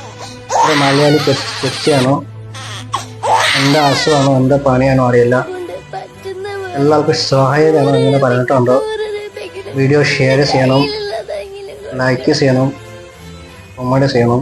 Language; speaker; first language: Malayalam; non-native, learner; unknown